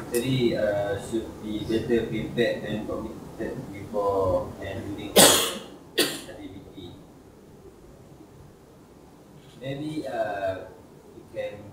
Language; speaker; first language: English; non-native, learner; Malay